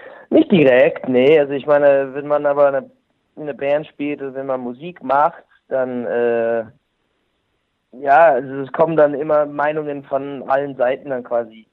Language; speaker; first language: German; non-native, fluent; English